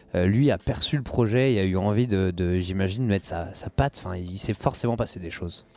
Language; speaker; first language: French; native; French